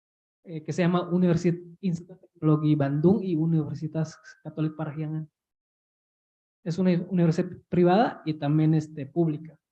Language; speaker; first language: Spanish; early bilingual, heritage; Spanish